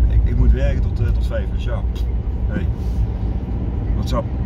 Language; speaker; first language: Dutch; native; Dutch